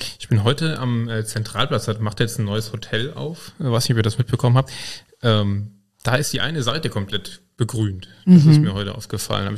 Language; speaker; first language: German; native; German